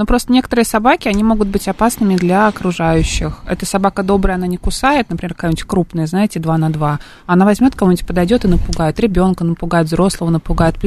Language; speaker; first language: Russian; native; Russian